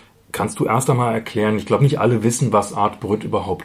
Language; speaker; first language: German; native; German